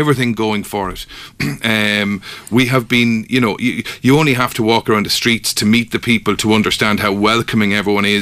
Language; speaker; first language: English; native; English